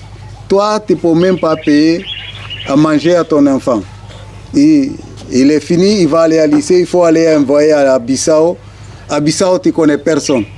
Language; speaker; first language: French; non-native, fluent; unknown